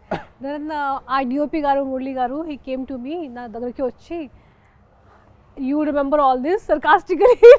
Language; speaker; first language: Telugu; non-native, fluent; Hindi